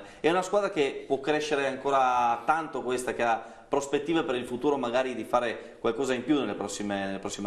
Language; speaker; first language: Italian; native; Italian